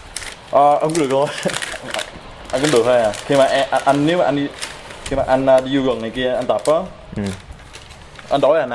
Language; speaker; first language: Vietnamese; early bilingual, heritage; Vietnamese